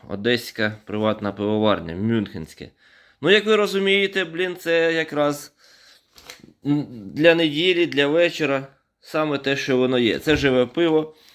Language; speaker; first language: Ukrainian; native; Ukrainian